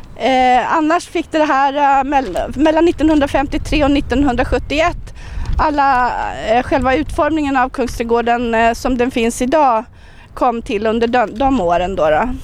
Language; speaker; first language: Swedish; native; Swedish